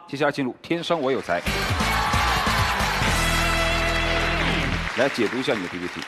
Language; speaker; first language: Chinese; native; Chinese